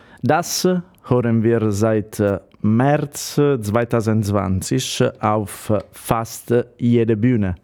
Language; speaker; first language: German; non-native, fluent; Italian